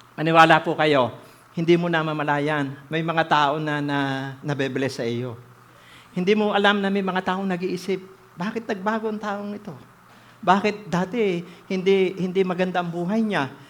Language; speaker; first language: Filipino; native; Filipino